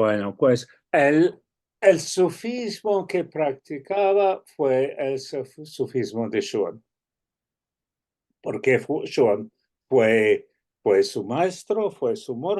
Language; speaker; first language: Spanish; non-native, fluent; English